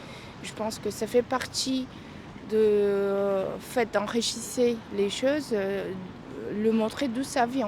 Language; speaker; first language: French; non-native, fluent; Portuguese